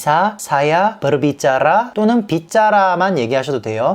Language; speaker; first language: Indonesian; non-native, fluent; Korean